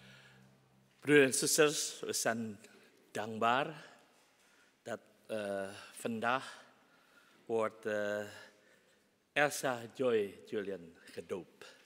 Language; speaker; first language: Dutch; non-native, fluent; Indonesian